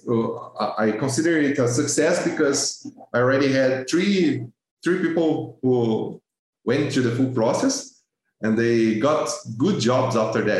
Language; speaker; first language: English; non-native, fluent; Portuguese